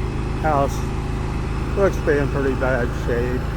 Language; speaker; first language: English; native; English